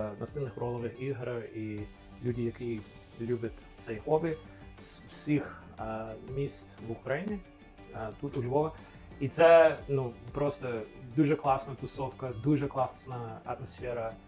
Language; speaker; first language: Ukrainian; non-native, fluent; English